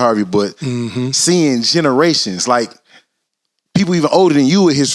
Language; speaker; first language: English; native; English